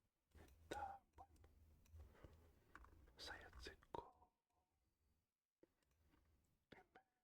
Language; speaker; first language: Basque; non-native, learner; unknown